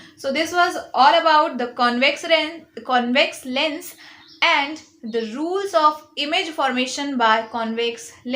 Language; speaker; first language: Hindi; native; Hindi